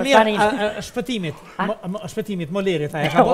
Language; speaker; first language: Albanian; native; Albanian